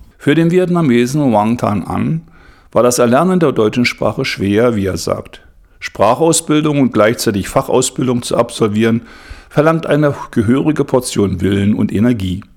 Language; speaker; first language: German; native; German